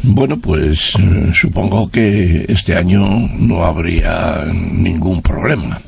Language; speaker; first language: Spanish; native; Spanish